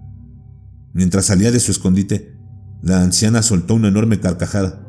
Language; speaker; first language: Spanish; native; Spanish